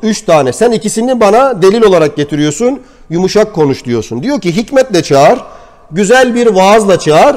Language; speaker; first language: Turkish; native; Turkish